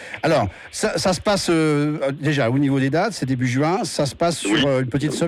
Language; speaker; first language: French; native; French